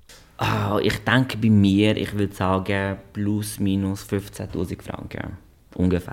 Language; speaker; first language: German; non-native, fluent; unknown